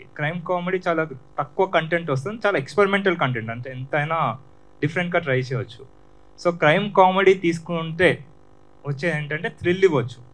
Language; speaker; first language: Telugu; native; Telugu